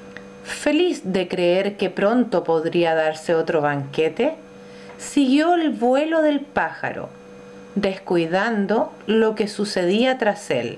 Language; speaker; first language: Spanish; native; Spanish